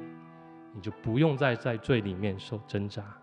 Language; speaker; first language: Chinese; native; Chinese